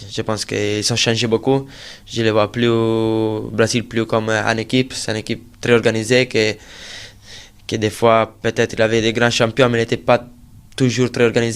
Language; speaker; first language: French; non-native, fluent; Italian